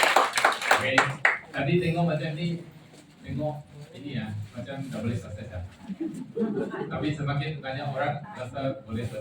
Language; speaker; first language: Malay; non-native, local second language; Chinese